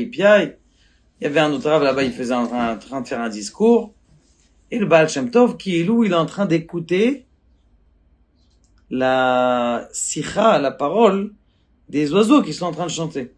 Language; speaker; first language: French; native; French